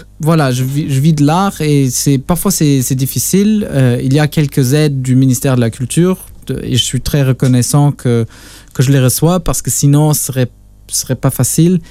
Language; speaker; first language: French; non-native, local second language; Luxembourgish